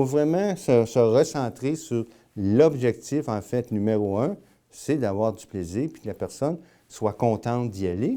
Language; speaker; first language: French; native; French